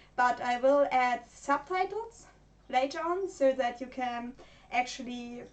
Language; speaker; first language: English; non-native, fluent; German